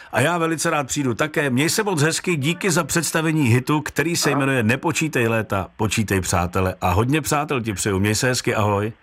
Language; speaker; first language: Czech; native; Czech